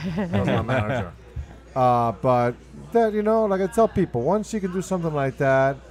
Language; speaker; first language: English; early bilingual, other home language; Spanish